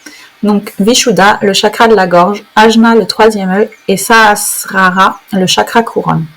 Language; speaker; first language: French; native; French